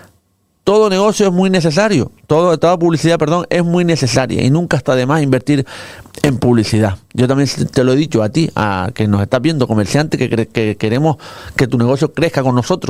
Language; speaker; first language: Spanish; native; Spanish